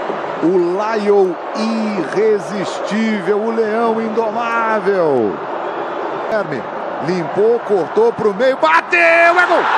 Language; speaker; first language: Portuguese; native; Portuguese